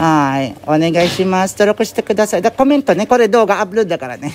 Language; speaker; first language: Japanese; non-native, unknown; Filipino